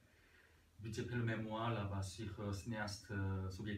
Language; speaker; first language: French; non-native, learner; Korean